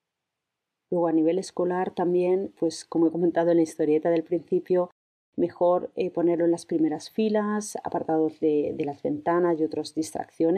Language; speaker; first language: Spanish; native; Spanish